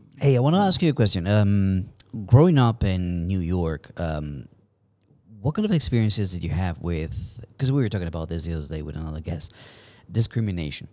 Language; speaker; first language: English; non-native, fluent; Spanish